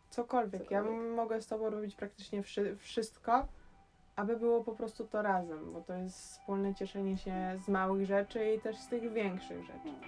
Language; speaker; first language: Polish; native; Polish